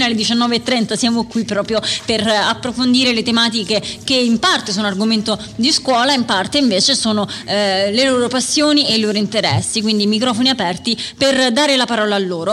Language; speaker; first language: Italian; native; Italian